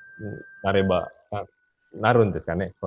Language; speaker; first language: Japanese; non-native, fluent; Indonesian